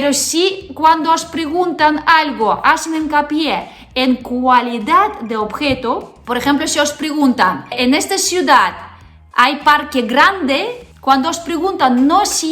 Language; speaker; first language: Spanish; non-native, fluent; Russian